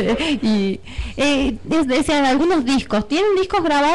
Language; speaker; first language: Spanish; native; Spanish